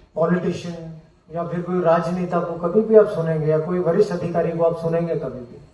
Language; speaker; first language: Hindi; non-native, local second language; Marathi